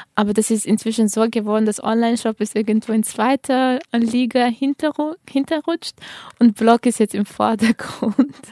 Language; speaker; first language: German; non-native, fluent; Tajik